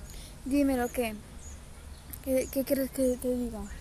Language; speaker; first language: Spanish; non-native, fluent; Bulgarian